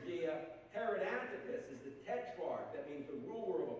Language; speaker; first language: English; native; English